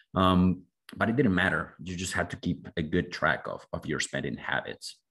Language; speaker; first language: English; non-native, fluent; Spanish